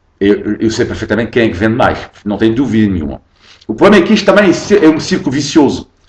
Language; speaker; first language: Portuguese; non-native, fluent; French